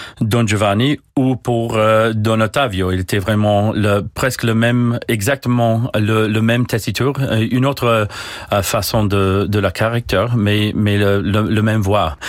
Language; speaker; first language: French; non-native, learner; English